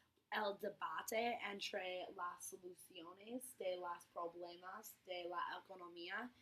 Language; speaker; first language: Spanish; non-native, learner; English